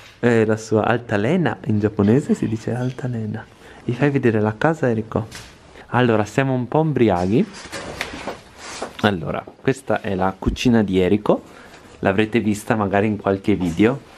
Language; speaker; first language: Italian; native; Italian